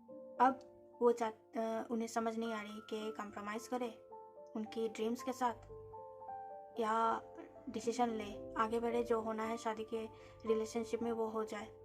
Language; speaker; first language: Hindi; native; Hindi